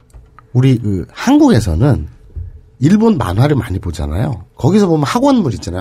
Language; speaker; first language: Korean; native; Korean